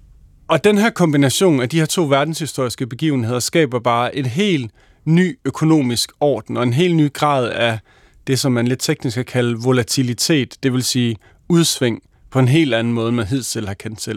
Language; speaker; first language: Danish; native; Danish